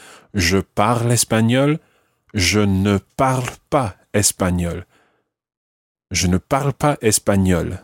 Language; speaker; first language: French; non-native, fluent; English